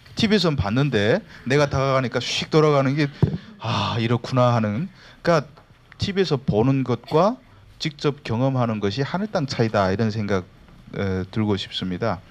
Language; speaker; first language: Korean; native; Korean